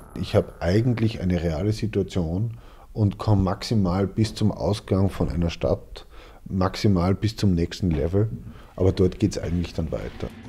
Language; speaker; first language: German; native; German